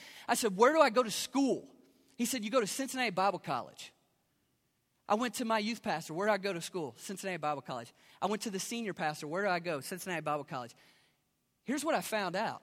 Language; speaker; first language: English; native; English